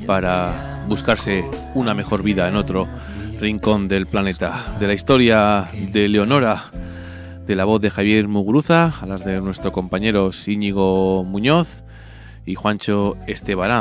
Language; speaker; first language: Spanish; native; Spanish